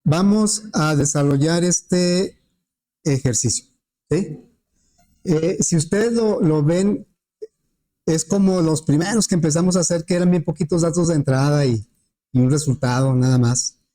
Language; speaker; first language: Spanish; native; Spanish